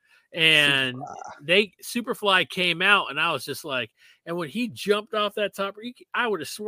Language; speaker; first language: English; native; English